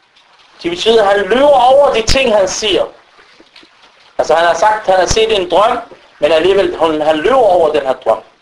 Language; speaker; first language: Danish; non-native, fluent; Arabic